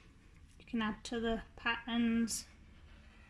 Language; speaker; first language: English; native; English